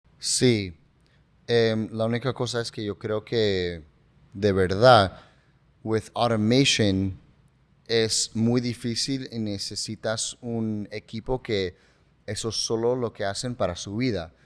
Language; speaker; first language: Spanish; early bilingual, heritage; English